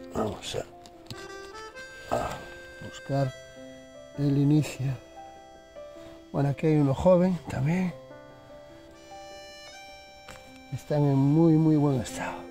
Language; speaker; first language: Spanish; native; Spanish